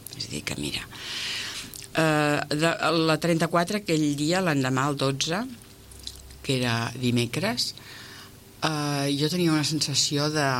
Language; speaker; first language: Catalan; native; Catalan